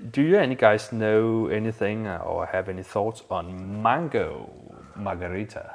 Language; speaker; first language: English; non-native, fluent; Danish